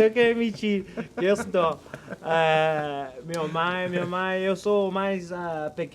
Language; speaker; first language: Portuguese; non-native, learner; Spanish